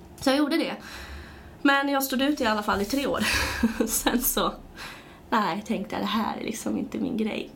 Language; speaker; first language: Swedish; early bilingual, other home language; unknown